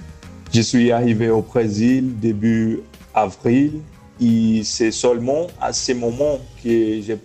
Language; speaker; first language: French; non-native, fluent; Portuguese